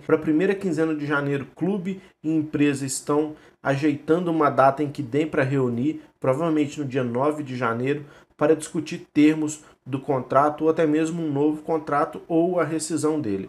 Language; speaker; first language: Portuguese; native; Portuguese